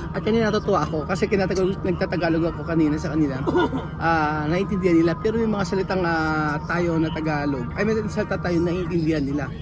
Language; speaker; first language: Filipino; native; Filipino